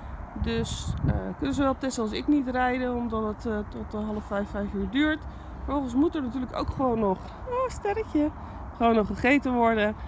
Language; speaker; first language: Dutch; native; Dutch